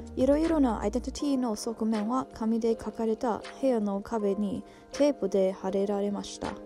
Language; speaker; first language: Japanese; non-native, learner; English